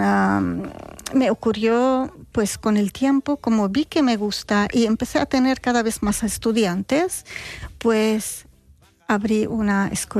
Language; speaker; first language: Spanish; non-native, fluent; Arabic